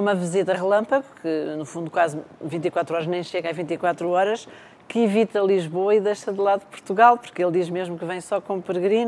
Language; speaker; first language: Portuguese; native; Portuguese